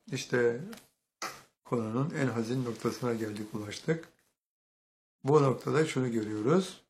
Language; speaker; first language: Turkish; native; Turkish